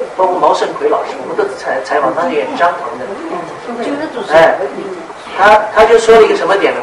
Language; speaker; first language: Chinese; native; Chinese